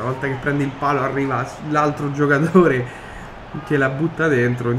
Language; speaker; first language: Italian; native; Italian